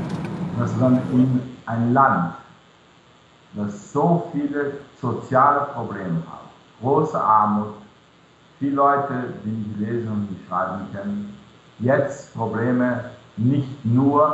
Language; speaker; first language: German; non-native, fluent; Portuguese